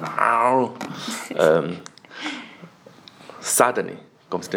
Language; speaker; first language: Spanish; non-native, learner; Chinese